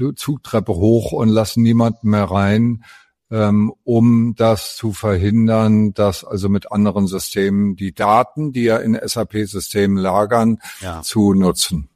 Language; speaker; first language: German; native; German